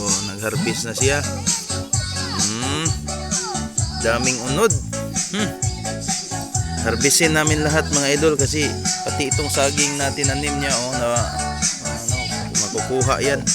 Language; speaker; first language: Filipino; non-native, local second language; Cebuano